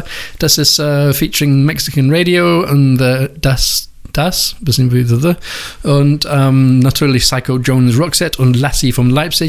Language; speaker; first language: German; non-native, learner; English